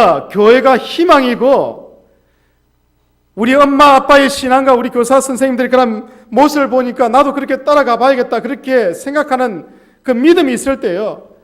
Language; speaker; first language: Korean; native; Korean